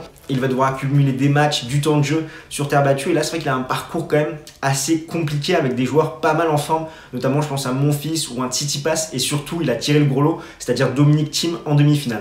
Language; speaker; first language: French; native; French